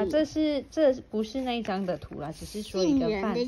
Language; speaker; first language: Chinese; native; Chinese